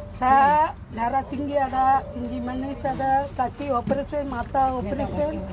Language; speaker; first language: Malay; non-native, learner; Tamil